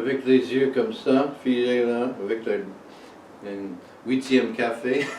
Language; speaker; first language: French; non-native, fluent; English